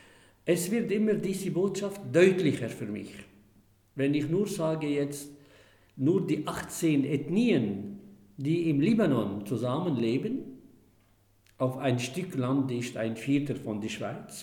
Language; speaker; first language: German; non-native, fluent; Arabic